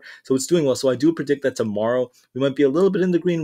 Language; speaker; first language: English; native; English